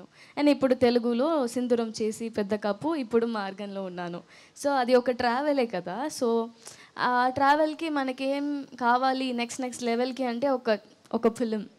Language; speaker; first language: Telugu; non-native, learner; Tamil